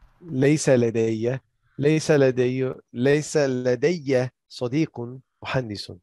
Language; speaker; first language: Arabic; non-native, learner; English